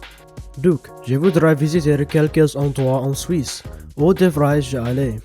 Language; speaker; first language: French; non-native, learner; English